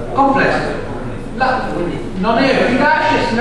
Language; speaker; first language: Italian; native; Italian